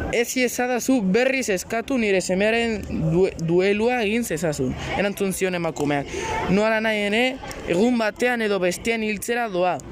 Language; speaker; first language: Basque; non-native, local second language; Spanish